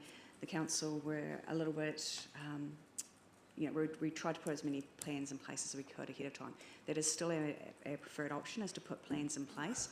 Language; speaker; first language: English; native; English